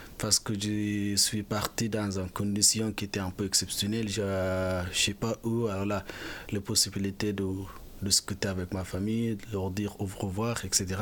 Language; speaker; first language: French; non-native, fluent; Arabic